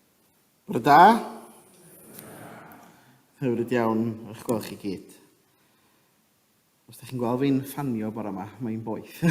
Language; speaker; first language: Welsh; native; Welsh